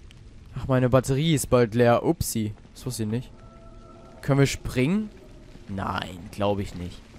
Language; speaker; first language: German; native; German